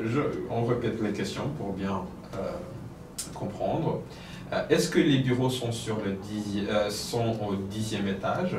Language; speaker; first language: French; non-native, fluent; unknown